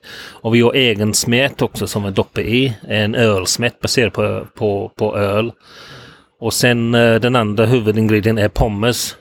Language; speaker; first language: Swedish; non-native, fluent; English